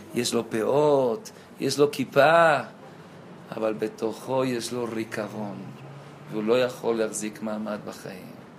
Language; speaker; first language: Hebrew; non-native, fluent; Spanish